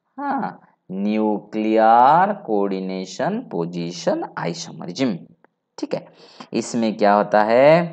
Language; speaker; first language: Hindi; non-native, local second language; Bangla